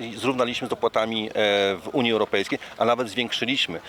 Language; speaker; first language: Polish; native; Polish